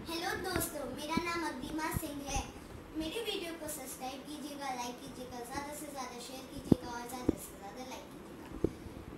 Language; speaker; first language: Hindi; native; Hindi